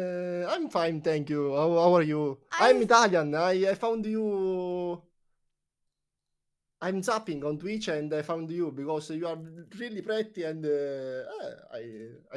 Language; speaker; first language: English; non-native, learner; Italian